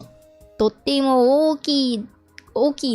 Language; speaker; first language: Japanese; non-native, learner; English